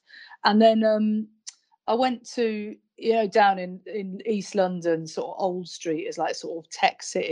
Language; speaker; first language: English; native; English